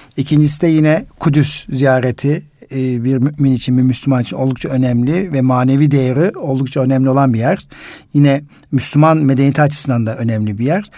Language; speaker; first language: Turkish; native; Turkish